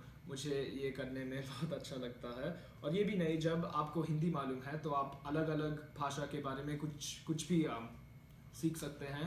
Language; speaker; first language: Hindi; non-native, learner; Malayalam